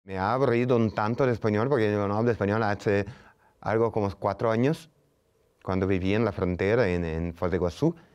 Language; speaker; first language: Spanish; non-native, fluent; Portuguese